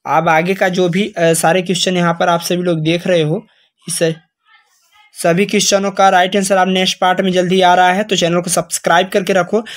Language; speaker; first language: Hindi; native; Hindi